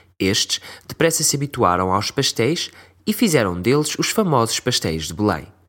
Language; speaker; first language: Portuguese; native; Portuguese